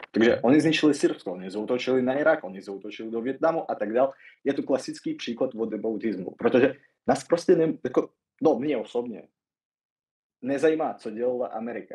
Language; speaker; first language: Czech; non-native, fluent; Russian